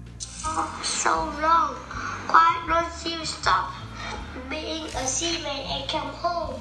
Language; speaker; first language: English; non-native, learner; Vietnamese